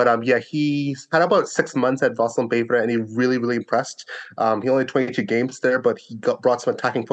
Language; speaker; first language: English; native; English